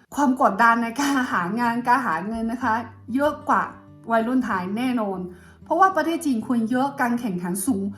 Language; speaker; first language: Thai; non-native, fluent; Chinese